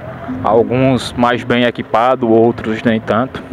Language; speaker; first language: Portuguese; native; Portuguese